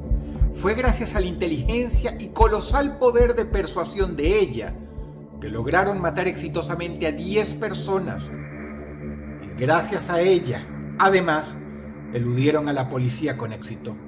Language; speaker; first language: Spanish; native; Spanish